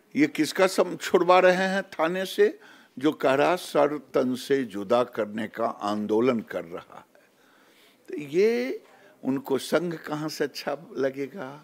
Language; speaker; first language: Hindi; native; Hindi